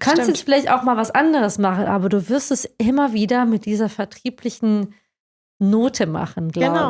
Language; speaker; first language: German; native; German